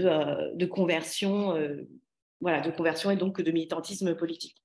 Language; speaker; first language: French; native; French